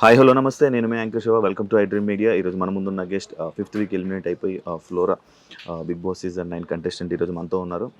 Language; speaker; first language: Telugu; native; Telugu